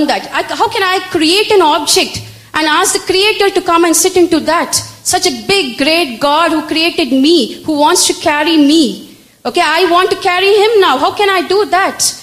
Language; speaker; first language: English; non-native, local second language; Tamil